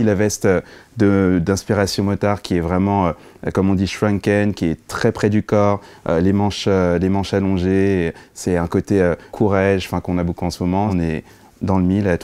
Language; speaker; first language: French; native; French